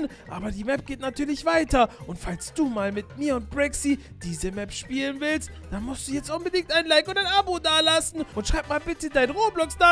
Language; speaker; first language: German; native; German